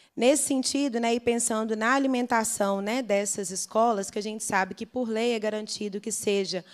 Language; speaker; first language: Portuguese; native; Portuguese